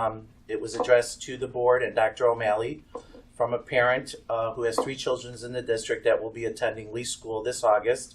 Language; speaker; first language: English; native; English